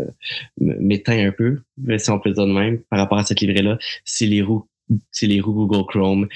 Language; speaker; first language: French; native; French